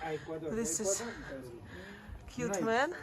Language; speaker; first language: English; non-native, learner; Russian